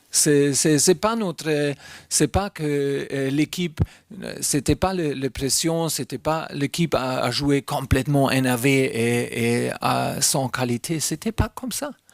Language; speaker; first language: French; non-native, fluent; German